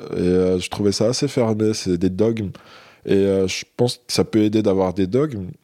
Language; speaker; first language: French; non-native, local second language; Arabic